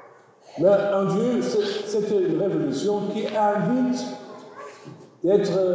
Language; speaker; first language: French; non-native, learner; German